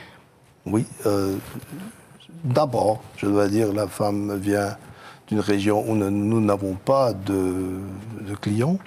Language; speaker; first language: French; non-native, local second language; German